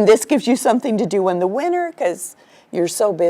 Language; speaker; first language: English; native; English